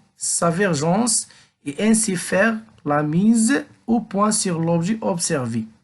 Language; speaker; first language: French; non-native, local second language; Arabic